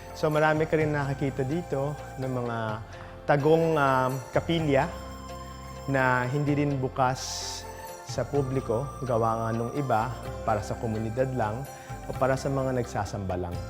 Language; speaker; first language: Filipino; native; Filipino